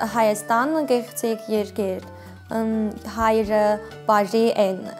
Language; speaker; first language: Armenian; non-native, learner; Chinese